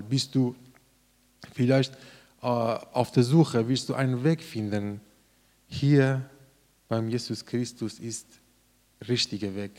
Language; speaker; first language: German; non-native, learner; Persian